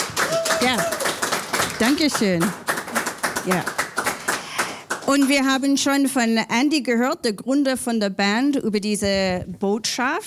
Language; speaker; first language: German; non-native, learner; English